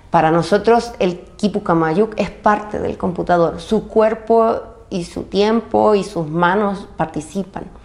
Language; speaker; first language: Spanish; native; Spanish